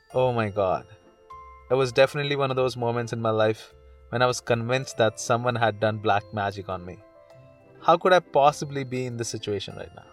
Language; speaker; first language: English; non-native, local second language; Hindi